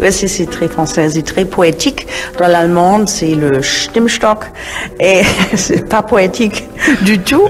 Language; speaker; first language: French; non-native, fluent; German